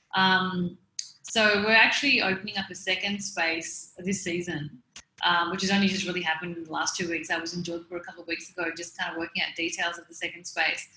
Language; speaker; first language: English; native; English